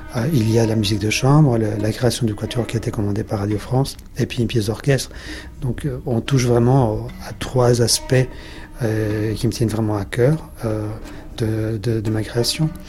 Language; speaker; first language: French; non-native, fluent; Spanish